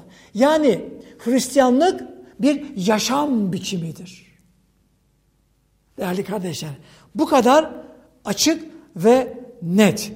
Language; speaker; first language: Turkish; native; Turkish